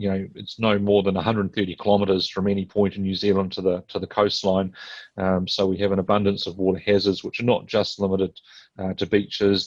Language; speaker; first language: English; native; English